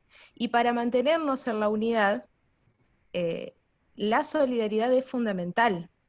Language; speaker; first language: Spanish; native; Spanish